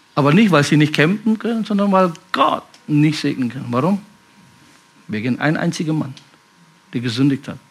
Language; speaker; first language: German; non-native, fluent; Indonesian